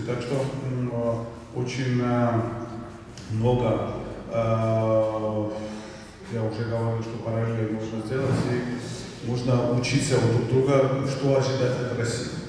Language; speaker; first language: Russian; non-native, fluent; Georgian